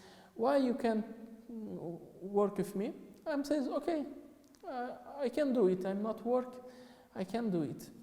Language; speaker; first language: English; non-native, fluent; Portuguese